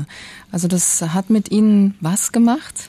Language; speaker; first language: German; native; German